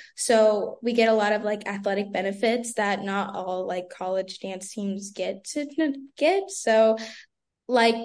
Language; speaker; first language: English; native; English